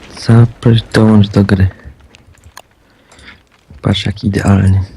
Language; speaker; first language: Polish; native; Polish